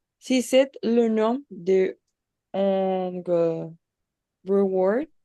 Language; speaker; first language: French; non-native, learner; Spanish